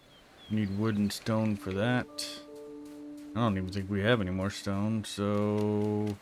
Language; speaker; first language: English; native; English